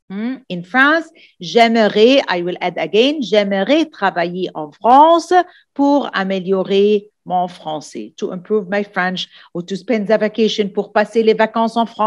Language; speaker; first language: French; non-native, fluent; Arabic